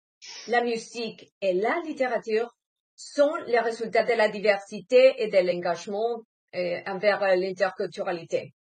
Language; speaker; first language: French; non-native, fluent; Spanish